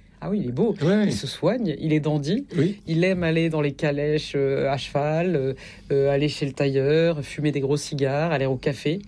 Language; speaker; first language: French; native; French